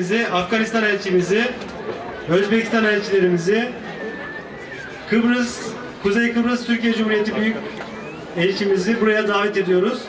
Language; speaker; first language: Turkish; native; Turkish